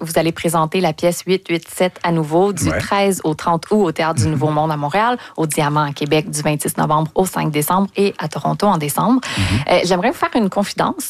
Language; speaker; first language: French; native; French